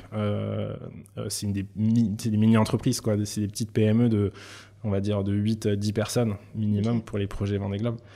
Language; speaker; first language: French; native; French